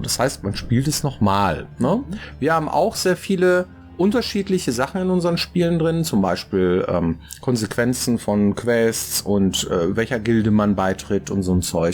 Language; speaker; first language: German; native; German